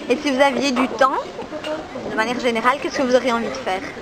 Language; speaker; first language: French; native; French